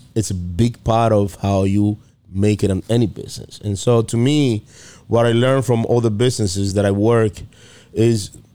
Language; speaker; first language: English; non-native, fluent; Spanish